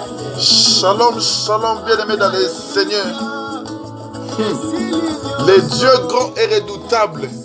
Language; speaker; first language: French; non-native, local second language; Lingala